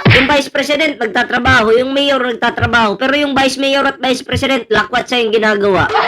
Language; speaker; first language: Filipino; native; Filipino